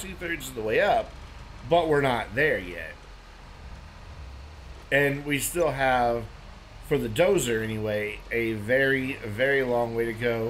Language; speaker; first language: English; native; English